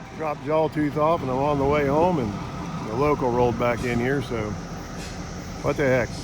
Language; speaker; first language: English; native; English